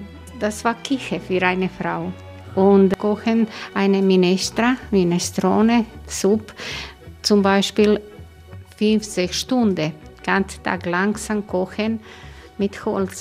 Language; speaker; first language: German; non-native, learner; Croatian